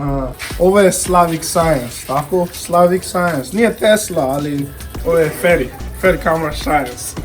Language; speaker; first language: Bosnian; non-native, learner; English